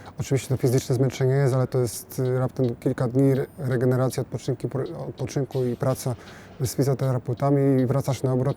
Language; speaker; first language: Polish; native; Polish